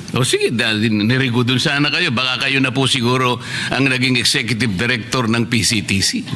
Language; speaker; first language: Filipino; native; Filipino